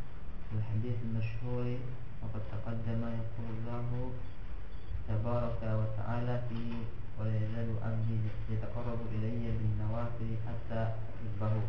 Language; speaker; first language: Arabic; non-native, fluent; Indonesian